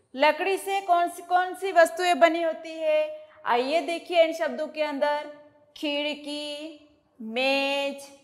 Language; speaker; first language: Hindi; native; Hindi